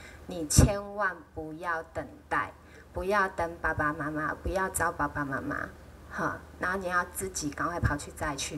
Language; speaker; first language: Chinese; native; Chinese